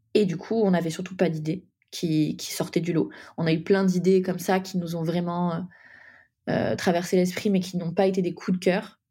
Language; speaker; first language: French; native; French